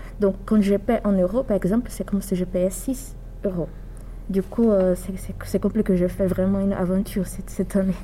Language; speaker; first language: French; non-native, learner; Portuguese